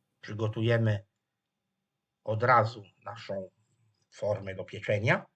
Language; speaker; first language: Polish; non-native, fluent; Italian